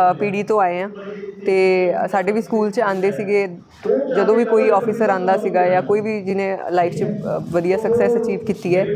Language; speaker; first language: Punjabi; non-native, local second language; Hindi